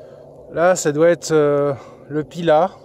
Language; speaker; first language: French; native; French